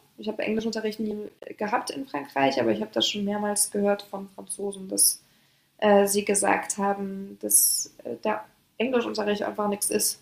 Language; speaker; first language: German; early bilingual, other home language; French